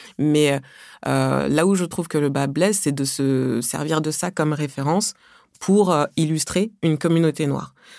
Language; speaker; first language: French; early bilingual, other home language; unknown